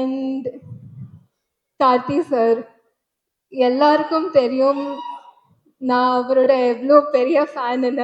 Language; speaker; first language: Tamil; non-native, learner; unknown